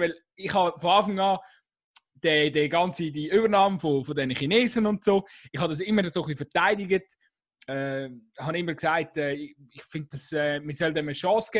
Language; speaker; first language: German; native; German